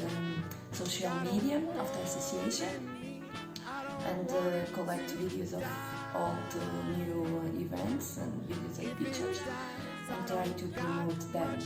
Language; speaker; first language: English; non-native, fluent; Portuguese